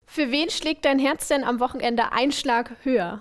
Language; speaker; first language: German; native; German